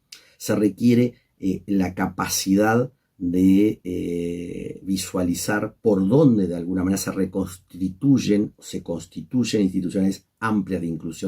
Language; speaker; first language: Spanish; native; Spanish